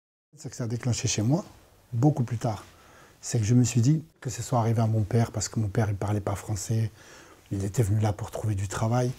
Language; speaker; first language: French; native; French